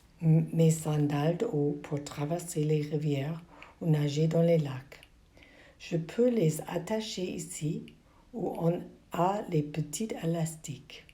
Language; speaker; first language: French; non-native, learner; English